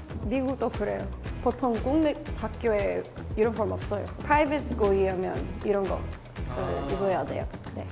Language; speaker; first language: Korean; non-native, learner; English